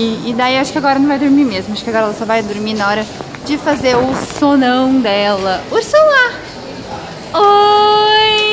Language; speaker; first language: Portuguese; native; Portuguese